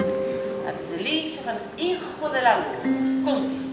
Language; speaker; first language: Dutch; non-native, fluent; Spanish